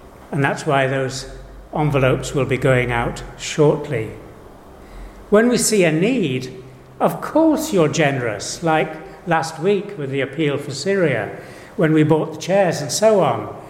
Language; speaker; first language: English; native; English